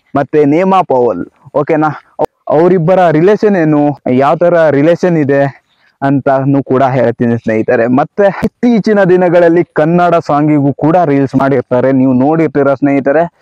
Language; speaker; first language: Kannada; non-native, local second language; Konkani